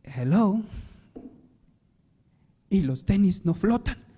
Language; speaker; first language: Spanish; native; Spanish